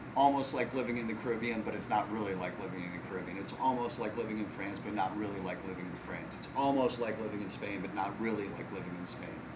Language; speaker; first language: English; native; English